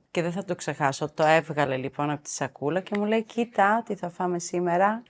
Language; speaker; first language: Greek; early bilingual, heritage; Greek